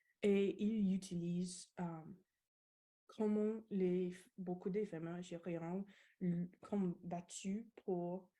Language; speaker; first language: French; non-native, learner; English